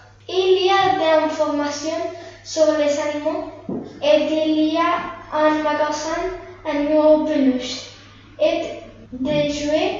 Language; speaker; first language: French; non-native, learner; Spanish